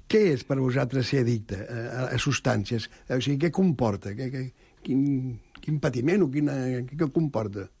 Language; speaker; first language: Catalan; native; Catalan